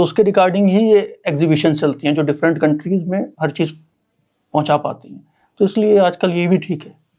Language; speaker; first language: Hindi; native; Hindi